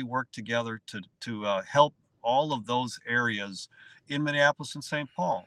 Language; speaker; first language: English; native; English